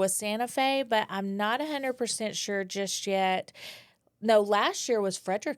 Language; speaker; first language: English; native; English